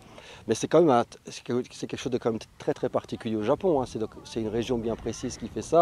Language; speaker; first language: French; native; French